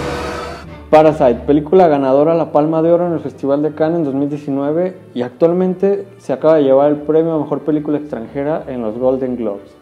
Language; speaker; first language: Spanish; native; Spanish